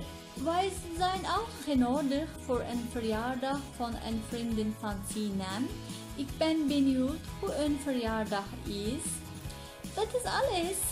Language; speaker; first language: Dutch; non-native, learner; Turkish